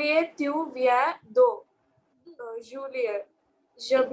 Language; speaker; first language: French; non-native, learner; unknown